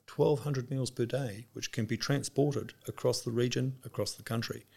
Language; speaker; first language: English; native; English